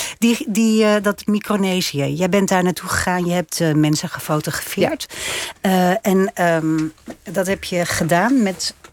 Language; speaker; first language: Dutch; native; Dutch